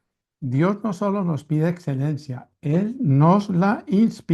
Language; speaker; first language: Spanish; native; Spanish